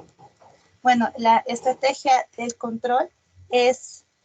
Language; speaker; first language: Spanish; native; Spanish